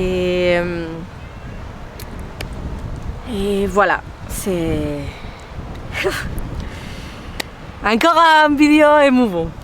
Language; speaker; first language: French; non-native, fluent; Spanish